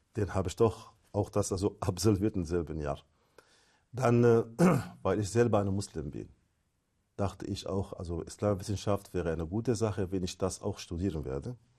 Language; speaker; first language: German; non-native, fluent; Arabic